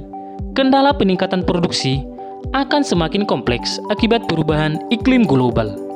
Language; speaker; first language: Indonesian; native; Indonesian